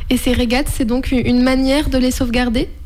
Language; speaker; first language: French; native; French